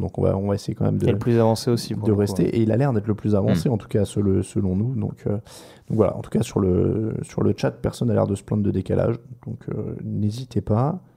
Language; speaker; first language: French; native; French